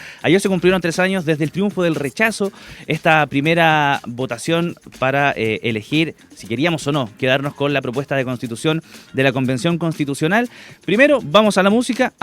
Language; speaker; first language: Spanish; native; Spanish